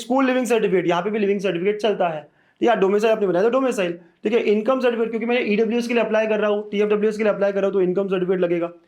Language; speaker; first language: Hindi; native; Hindi